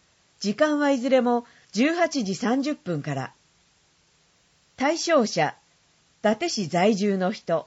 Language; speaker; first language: Japanese; native; Japanese